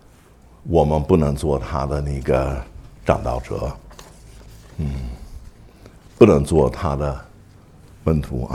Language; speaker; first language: Chinese; non-native, fluent; English